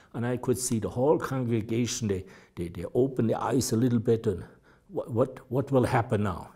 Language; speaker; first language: English; non-native, fluent; German